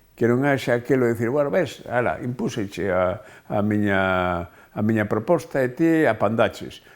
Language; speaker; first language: Galician; native; Galician